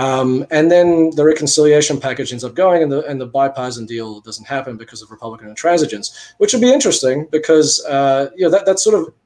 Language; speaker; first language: English; native; English